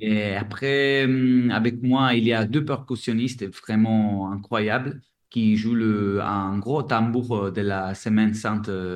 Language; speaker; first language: French; non-native, fluent; Italian